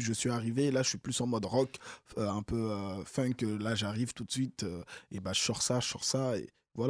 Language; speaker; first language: French; native; French